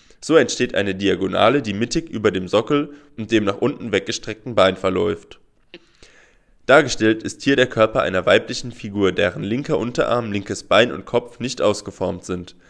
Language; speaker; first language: German; native; German